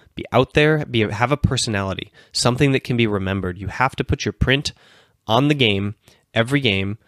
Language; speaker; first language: English; native; English